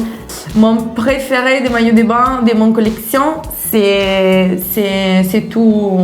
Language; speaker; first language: French; non-native, learner; Italian